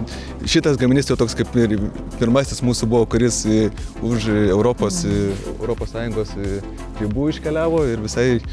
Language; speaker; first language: Lithuanian; native; Lithuanian